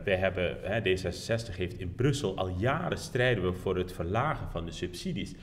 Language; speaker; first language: Dutch; native; Dutch